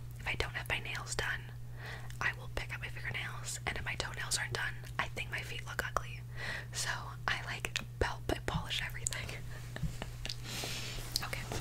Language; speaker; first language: English; native; English